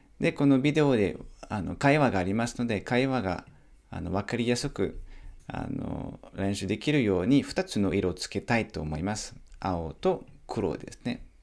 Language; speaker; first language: Japanese; non-native, fluent; French